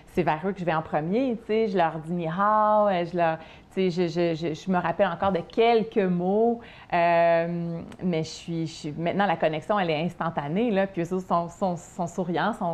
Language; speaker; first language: French; native; French